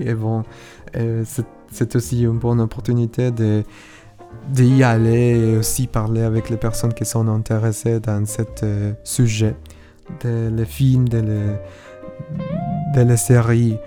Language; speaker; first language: French; non-native, learner; Spanish